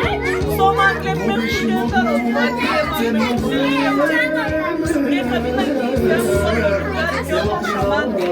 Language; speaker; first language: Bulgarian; non-native, local second language; Romany